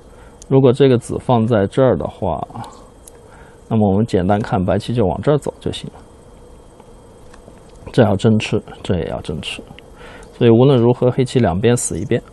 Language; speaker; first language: Chinese; native; Chinese